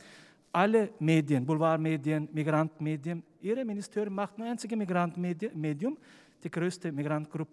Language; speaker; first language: German; non-native, fluent; Turkish